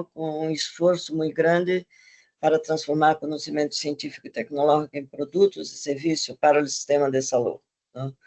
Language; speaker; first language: Portuguese; non-native, fluent; Spanish